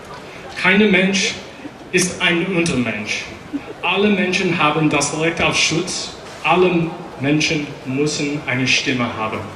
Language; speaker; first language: German; non-native, learner; English